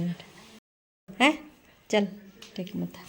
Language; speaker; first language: Hindi; native; Hindi